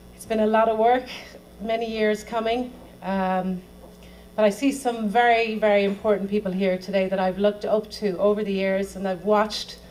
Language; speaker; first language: English; native; English